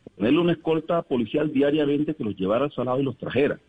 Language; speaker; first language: Spanish; native; Spanish